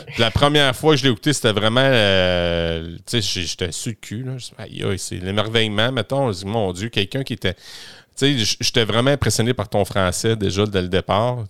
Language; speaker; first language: French; native; French